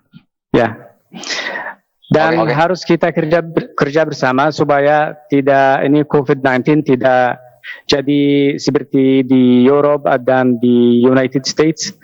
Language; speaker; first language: Indonesian; non-native, fluent; Arabic